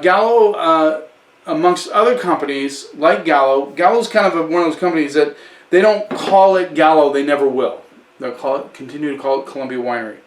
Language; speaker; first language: English; native; English